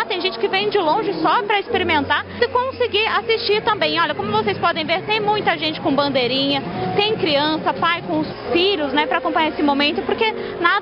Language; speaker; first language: Portuguese; native; Portuguese